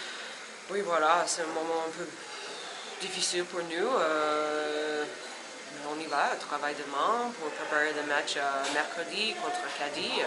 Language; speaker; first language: French; non-native, fluent; English